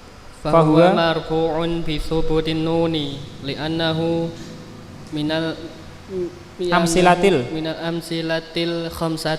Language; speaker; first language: Arabic; non-native, learner; Indonesian